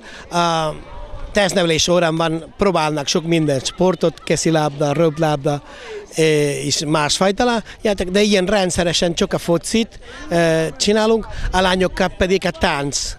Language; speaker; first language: Hungarian; non-native, fluent; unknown